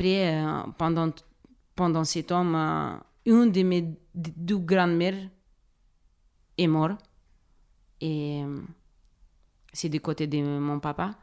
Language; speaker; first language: French; non-native, fluent; Russian